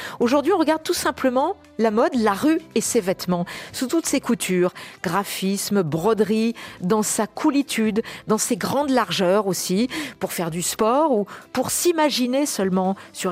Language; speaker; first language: French; native; French